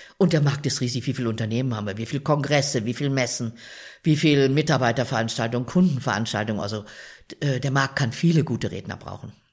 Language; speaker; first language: German; native; German